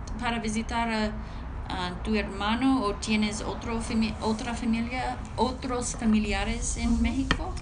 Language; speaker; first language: Spanish; non-native, learner; English